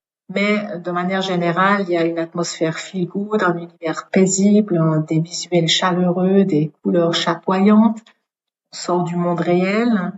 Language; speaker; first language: French; native; French